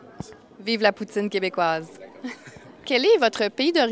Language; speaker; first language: French; native; French